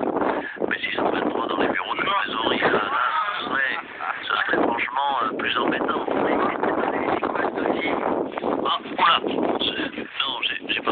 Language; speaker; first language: French; native; French